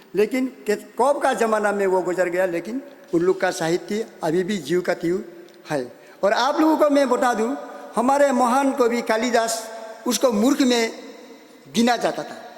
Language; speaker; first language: Hindi; non-native, local second language; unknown